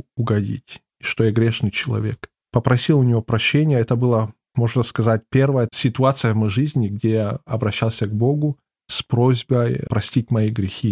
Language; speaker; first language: Russian; non-native, fluent; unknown